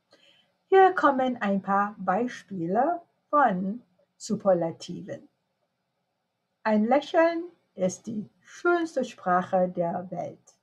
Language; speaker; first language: German; non-native, fluent; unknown